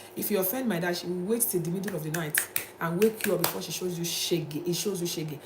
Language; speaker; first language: English; non-native, local second language; Yoruba